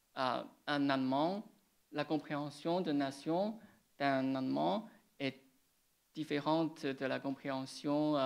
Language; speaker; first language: French; non-native, fluent; Chinese